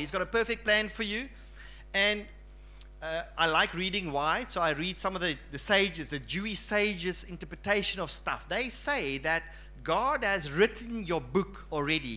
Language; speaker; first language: English; non-native, local second language; Afrikaans